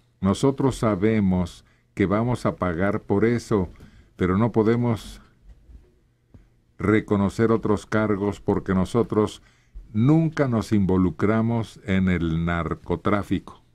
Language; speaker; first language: Spanish; native; Spanish